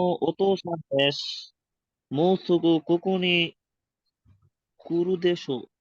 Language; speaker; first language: Japanese; non-native, learner; Bangla